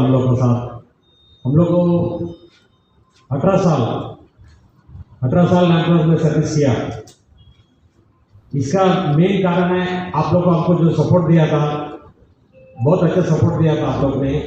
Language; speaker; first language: Hindi; non-native, local second language; Malayalam